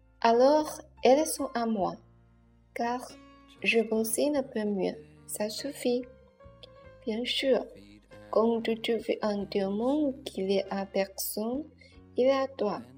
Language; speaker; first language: French; non-native, learner; Chinese